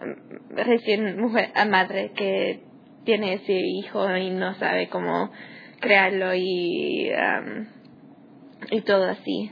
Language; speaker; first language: Spanish; non-native, learner; English